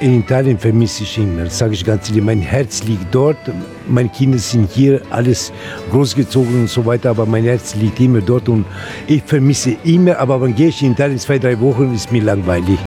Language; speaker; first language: German; non-native, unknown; Italian